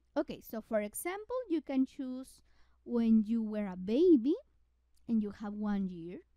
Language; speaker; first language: English; non-native, fluent; Spanish